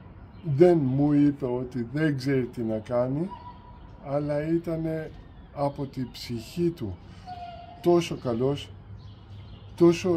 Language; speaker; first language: Greek; early bilingual, heritage; Greek